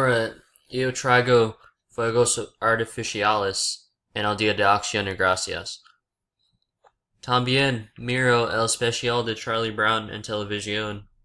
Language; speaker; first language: Spanish; non-native, learner; English